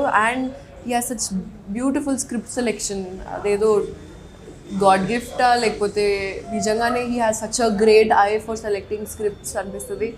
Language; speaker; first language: Telugu; non-native, local second language; Hindi